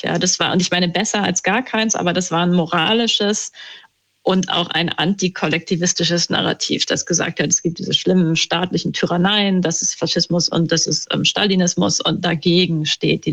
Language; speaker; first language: German; native; German